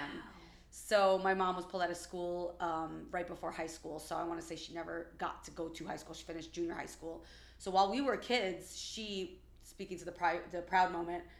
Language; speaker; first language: English; early bilingual, other home language; Albanian